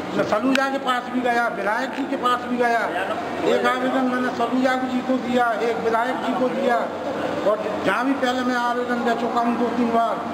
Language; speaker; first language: Hindi; native; Hindi